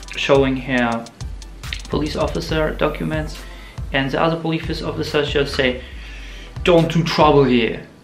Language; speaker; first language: English; non-native, fluent; Russian